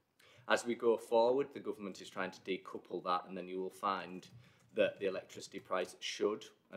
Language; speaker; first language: English; native; English